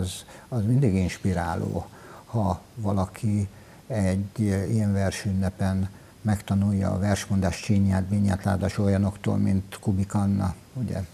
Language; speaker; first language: Hungarian; native; Hungarian